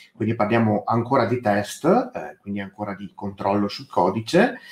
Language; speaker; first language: Italian; native; Italian